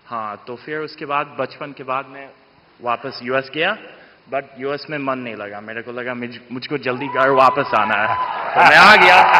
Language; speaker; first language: Hindi; non-native, fluent; English